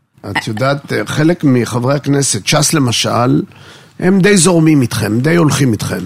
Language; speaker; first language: Hebrew; native; Hebrew